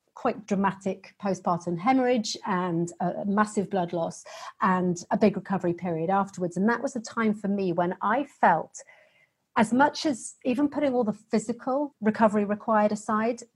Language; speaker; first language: English; native; English